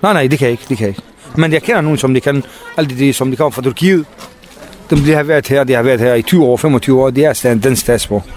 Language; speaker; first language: Danish; non-native, learner; Kurdish